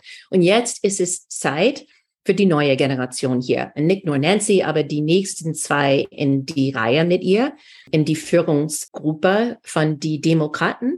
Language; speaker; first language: German; non-native, fluent; English